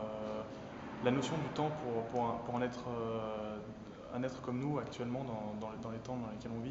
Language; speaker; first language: French; native; French